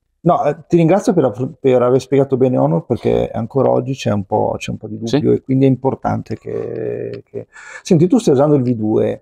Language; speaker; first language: Italian; native; Italian